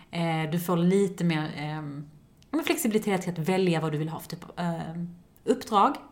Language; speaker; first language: Swedish; early bilingual, other home language; Persian